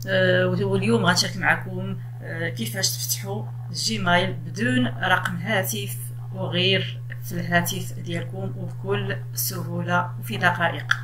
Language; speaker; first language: Arabic; native; Arabic